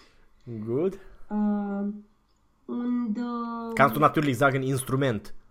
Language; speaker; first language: German; non-native, fluent; Romanian